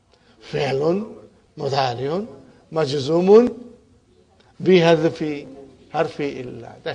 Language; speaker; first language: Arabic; non-native, fluent; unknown